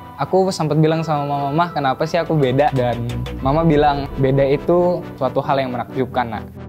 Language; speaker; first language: Indonesian; native; Indonesian